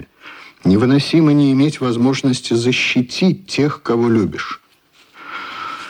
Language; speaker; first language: Russian; native; Russian